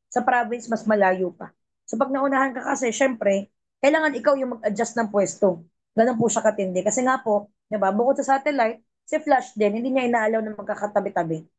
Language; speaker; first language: Filipino; non-native, local second language; Cebuano